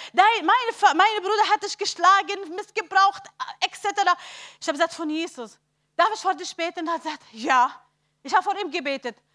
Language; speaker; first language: German; non-native, learner; Arabic